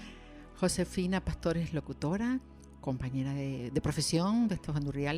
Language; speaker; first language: Spanish; native; Spanish